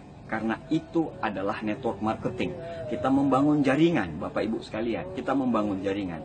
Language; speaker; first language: Indonesian; native; Indonesian